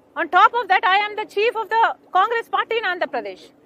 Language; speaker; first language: English; non-native, local second language; Telugu